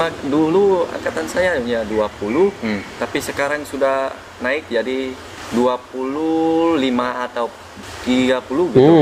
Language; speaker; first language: Indonesian; non-native, fluent; Vietnamese